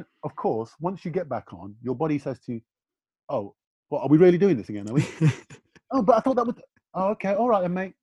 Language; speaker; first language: English; native; English